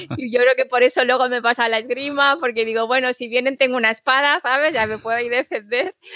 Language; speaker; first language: Spanish; native; Spanish